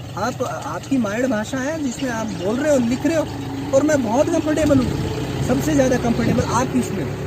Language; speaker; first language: Hindi; non-native, local second language; Rajasthani